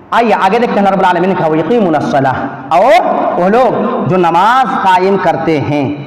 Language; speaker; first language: Urdu; native; Urdu